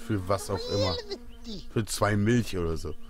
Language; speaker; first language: German; native; German